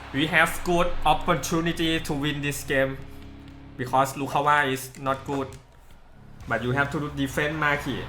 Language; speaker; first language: English; non-native, learner; Thai